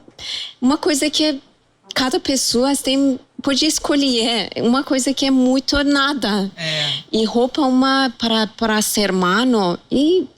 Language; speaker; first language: Portuguese; non-native, fluent; Persian